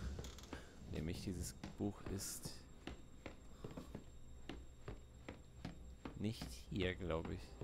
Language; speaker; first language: German; native; German